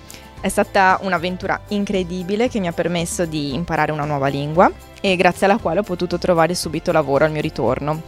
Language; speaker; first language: Italian; native; Italian